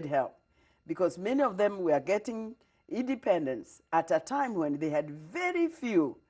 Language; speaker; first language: English; non-native, local second language; Kikuyu